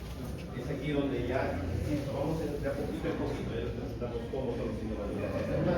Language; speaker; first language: Spanish; native; Spanish